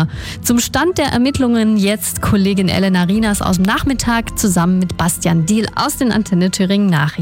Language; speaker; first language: German; native; German